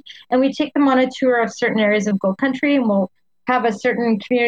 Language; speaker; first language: English; native; English